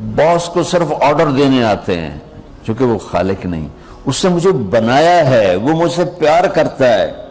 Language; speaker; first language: Urdu; non-native, local second language; Punjabi